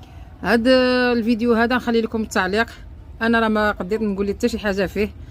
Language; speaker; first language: Arabic; native; Arabic